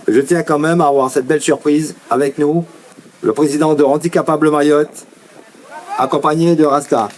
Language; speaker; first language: French; native; French